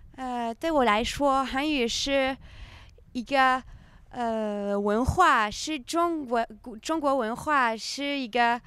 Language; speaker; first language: Chinese; non-native, learner; French